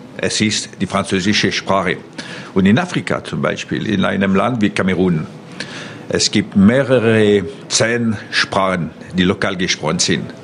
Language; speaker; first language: German; non-native, local second language; French